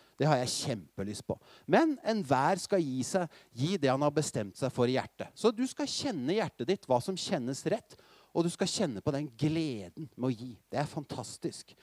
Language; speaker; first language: Norwegian; native; Norwegian